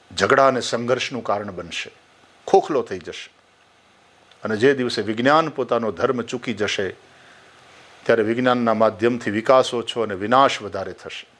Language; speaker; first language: Gujarati; native; Gujarati